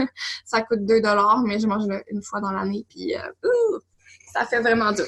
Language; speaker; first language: French; native; French